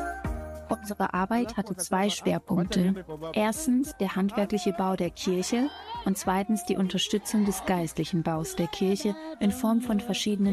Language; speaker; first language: German; native; German